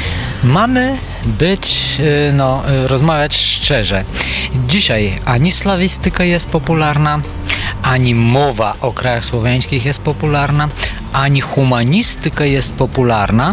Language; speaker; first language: Polish; non-native, fluent; Bulgarian